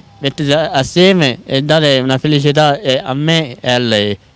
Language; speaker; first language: Italian; non-native, local second language; Sicilian